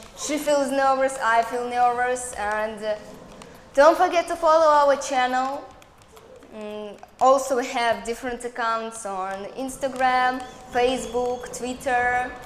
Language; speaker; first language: English; non-native, learner; Russian